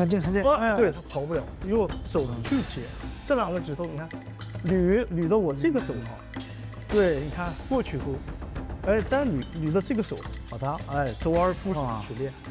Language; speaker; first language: Chinese; native; Chinese